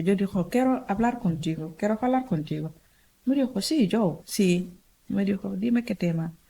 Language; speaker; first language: Spanish; non-native, learner; Wolof